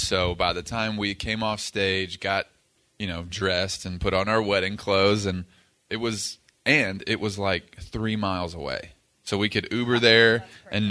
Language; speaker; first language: English; native; English